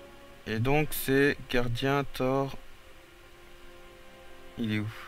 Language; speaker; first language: French; native; French